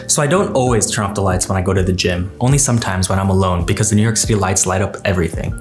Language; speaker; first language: English; non-native, fluent; Spanish